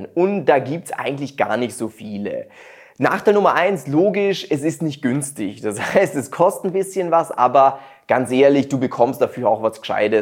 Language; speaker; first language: German; native; German